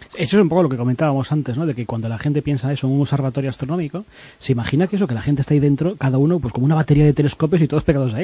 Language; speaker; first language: Spanish; native; Spanish